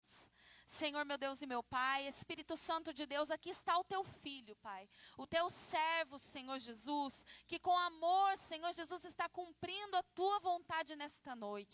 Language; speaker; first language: Portuguese; native; Portuguese